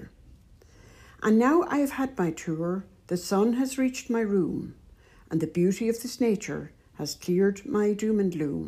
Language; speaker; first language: English; native; English